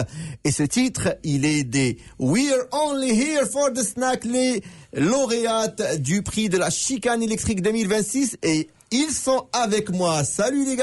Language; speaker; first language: French; native; French